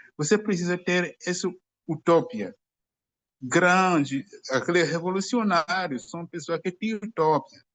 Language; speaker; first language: Portuguese; non-native, fluent; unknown